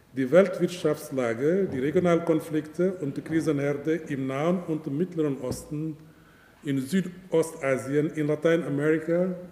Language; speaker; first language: German; non-native, fluent; Wolof